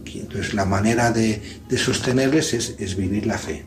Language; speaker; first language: Spanish; native; Spanish